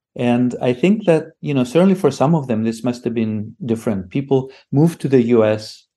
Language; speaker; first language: English; non-native, fluent; Greek